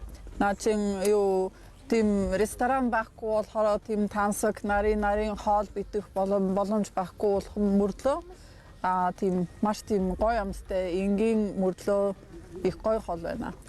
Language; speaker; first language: Mongolian; non-native, fluent; Polish